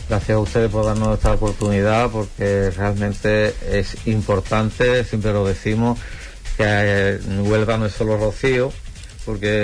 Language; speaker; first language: Spanish; native; Spanish